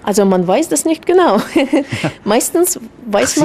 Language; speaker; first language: German; non-native, fluent; Russian